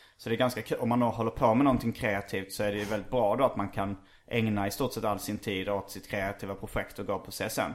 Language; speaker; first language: Swedish; native; Swedish